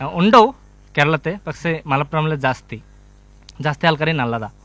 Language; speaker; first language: Malayalam; non-native, local second language; Bangla